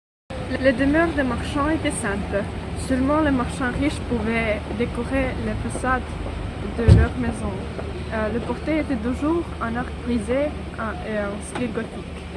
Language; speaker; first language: French; non-native, learner; Estonian